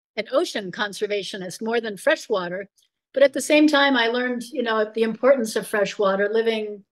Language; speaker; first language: English; native; English